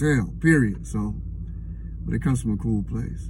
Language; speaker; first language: English; native; English